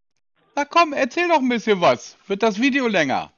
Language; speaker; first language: German; native; German